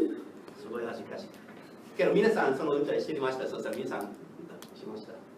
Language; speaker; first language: Japanese; non-native, learner; English